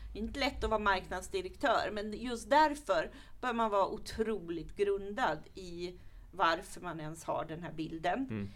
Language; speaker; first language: Swedish; native; Swedish